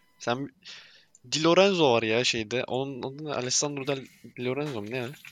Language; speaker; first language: Turkish; native; Turkish